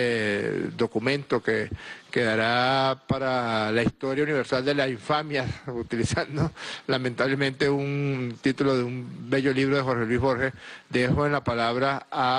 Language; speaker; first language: Spanish; native; Spanish